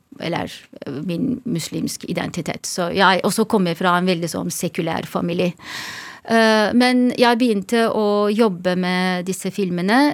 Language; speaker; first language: Norwegian; non-native, fluent; Turkish